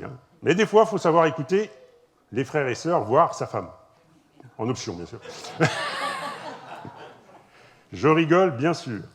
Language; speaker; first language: French; native; French